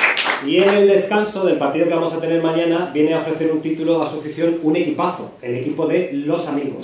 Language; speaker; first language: Spanish; native; Spanish